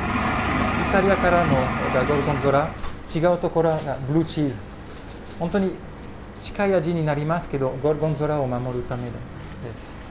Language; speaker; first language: Japanese; non-native, learner; French